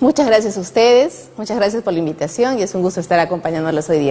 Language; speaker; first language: Spanish; native; Spanish